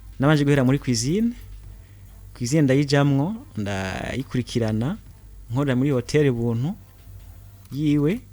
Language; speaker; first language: Rundi; native; Rundi